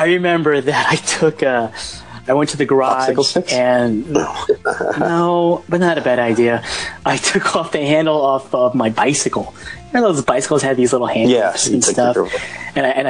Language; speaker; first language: English; native; English